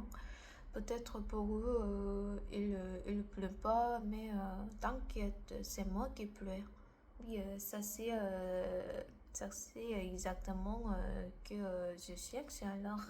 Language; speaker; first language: French; non-native, learner; Korean